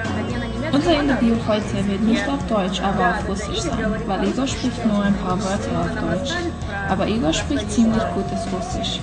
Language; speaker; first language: German; non-native, learner; Russian